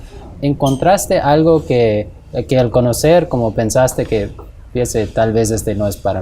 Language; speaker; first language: Spanish; non-native, fluent; English